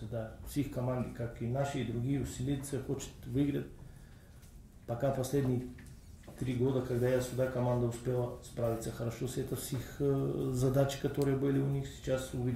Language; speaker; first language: Russian; non-native, learner; Bulgarian